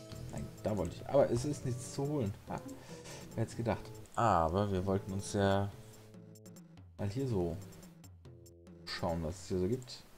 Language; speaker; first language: German; native; German